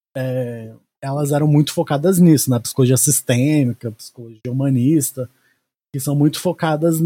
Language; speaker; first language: Portuguese; native; Portuguese